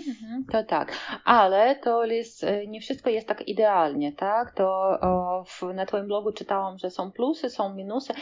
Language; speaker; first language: Polish; native; Polish